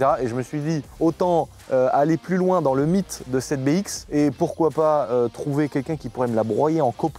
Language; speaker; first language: French; native; French